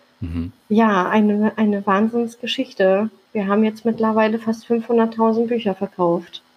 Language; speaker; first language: German; early bilingual, other home language; Turkish